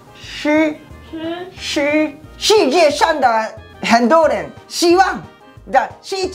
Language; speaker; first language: Chinese; non-native, learner; Japanese